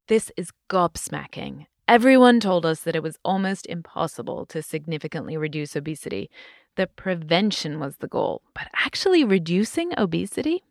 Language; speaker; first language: English; native; English